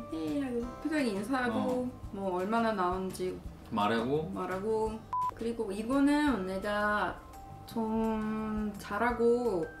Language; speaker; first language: Korean; non-native, fluent; Swedish